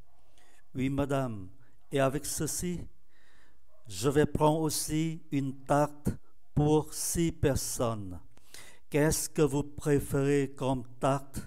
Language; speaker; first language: French; non-native, fluent; Vietnamese